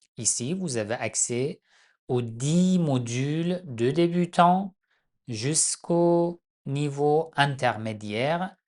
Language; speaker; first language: French; non-native, fluent; Persian